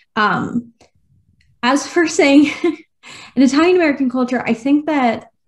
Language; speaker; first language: English; native; English